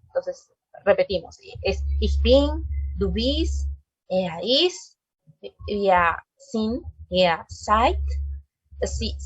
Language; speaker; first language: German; non-native, learner; Spanish